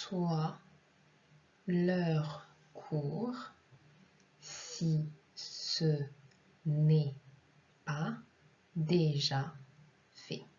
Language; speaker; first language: French; non-native, fluent; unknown